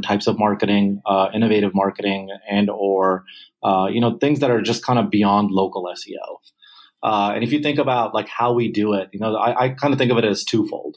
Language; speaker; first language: English; non-native, local second language; Punjabi